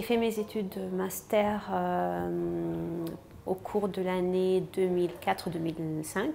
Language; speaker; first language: French; non-native, fluent; Arabic